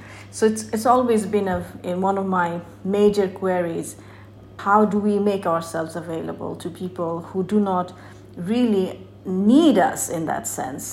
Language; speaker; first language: English; non-native, local second language; Bangla